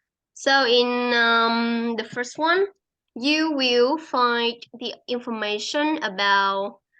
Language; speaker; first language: English; non-native, fluent; Vietnamese